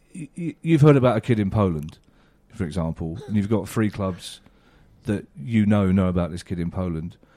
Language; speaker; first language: English; native; English